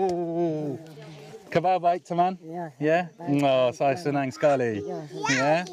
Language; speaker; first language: Indonesian; non-native, learner; English